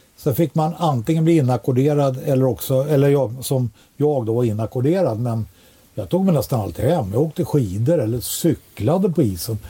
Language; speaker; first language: Swedish; native; Swedish